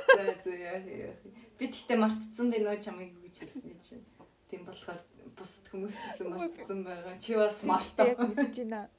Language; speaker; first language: Mongolian; early bilingual, heritage; Mongolian